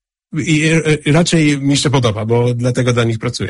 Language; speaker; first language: Polish; non-native, fluent; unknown